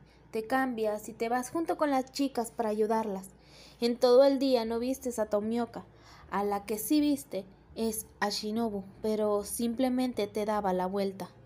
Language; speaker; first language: Spanish; native; Spanish